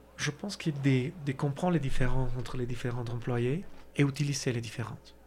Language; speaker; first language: French; non-native, fluent; Spanish